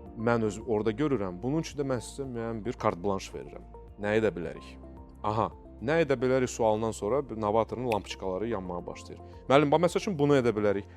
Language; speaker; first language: Azerbaijani; non-native, local second language; Russian